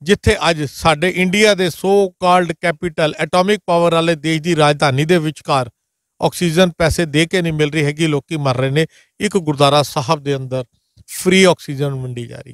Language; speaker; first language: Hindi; non-native, local second language; Punjabi